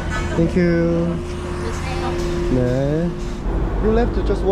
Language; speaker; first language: English; non-native, learner; Korean